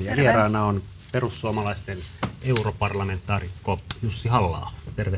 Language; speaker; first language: Finnish; native; Finnish